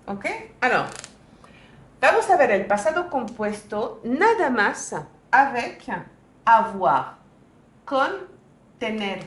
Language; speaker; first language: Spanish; non-native, learner; French